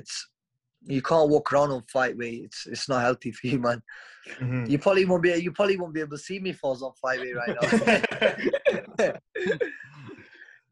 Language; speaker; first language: English; native; English